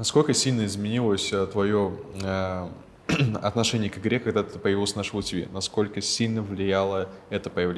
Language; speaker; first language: Russian; native; Russian